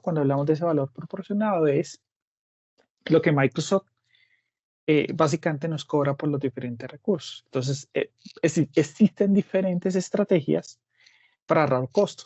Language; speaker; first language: Spanish; native; Spanish